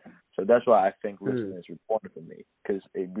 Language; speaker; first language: English; non-native, local second language; Cantonese